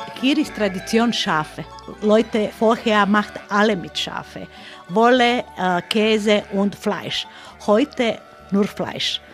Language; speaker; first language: German; non-native, learner; Croatian